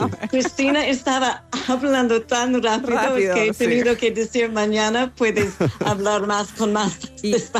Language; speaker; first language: Spanish; non-native, fluent; English